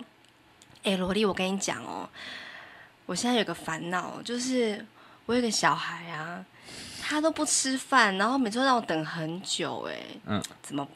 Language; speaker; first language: Chinese; native; Chinese